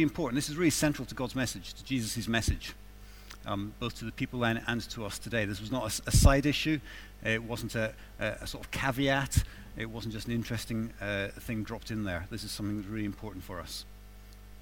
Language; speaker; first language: English; native; English